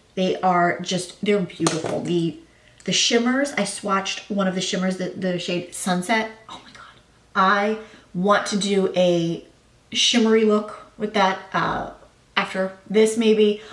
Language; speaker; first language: English; native; English